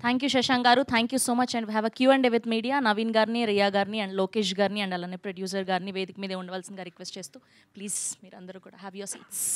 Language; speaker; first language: Telugu; native; Telugu